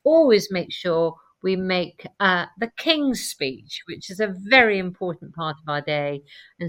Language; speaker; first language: English; native; English